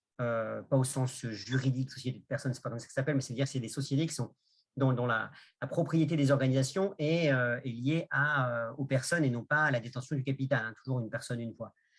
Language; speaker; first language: French; native; French